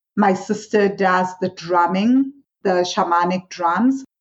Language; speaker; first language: English; non-native, local second language; Swati